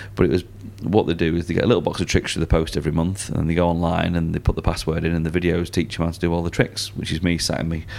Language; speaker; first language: English; native; English